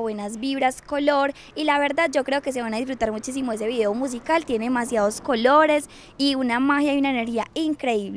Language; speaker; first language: Spanish; native; Spanish